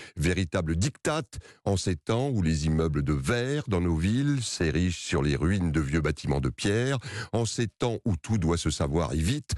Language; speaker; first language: French; native; French